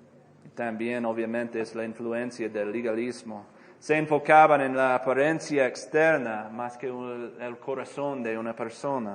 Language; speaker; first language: Spanish; non-native, fluent; English